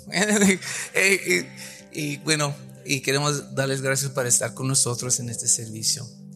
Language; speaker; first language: Spanish; early bilingual, heritage; Spanish